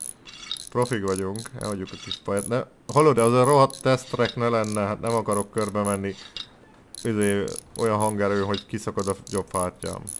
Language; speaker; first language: Hungarian; native; Hungarian